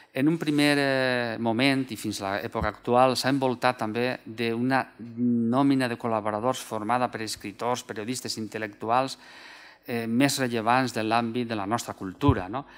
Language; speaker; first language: Catalan; native; Catalan